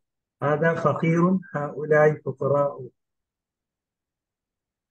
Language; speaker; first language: Arabic; non-native, learner; Malayalam